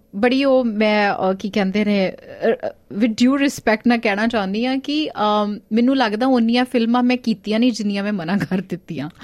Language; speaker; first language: Punjabi; early bilingual, heritage; Punjabi